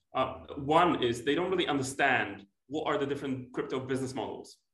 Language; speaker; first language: English; non-native, fluent; Polish